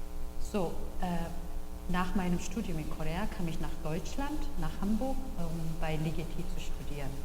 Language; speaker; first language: German; non-native, fluent; Korean